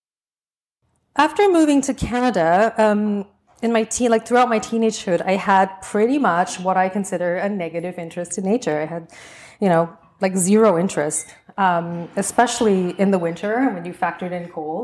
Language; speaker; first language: English; native; English